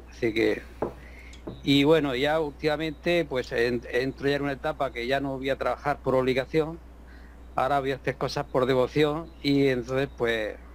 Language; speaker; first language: Spanish; native; Spanish